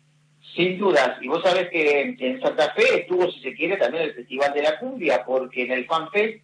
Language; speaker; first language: Spanish; native; Spanish